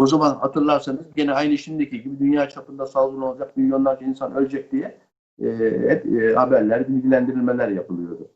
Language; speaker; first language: Turkish; native; Turkish